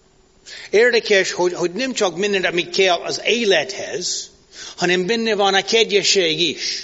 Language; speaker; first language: Hungarian; non-native, fluent; English